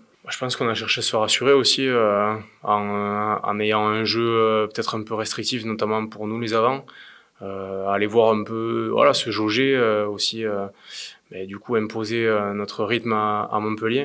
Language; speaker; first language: French; native; French